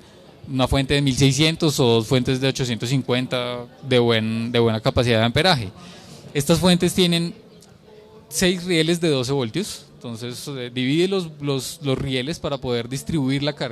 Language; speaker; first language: Spanish; native; Spanish